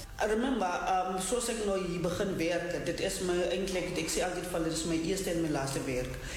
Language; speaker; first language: Afrikaans; non-native, local second language; Southern Sotho